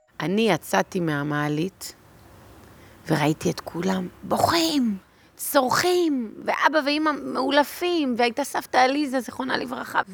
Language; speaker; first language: Hebrew; native; Hebrew